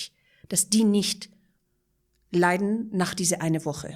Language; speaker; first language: German; non-native, fluent; Persian